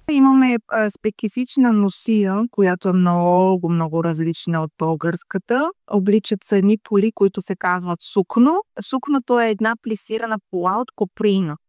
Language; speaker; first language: Bulgarian; native; Bulgarian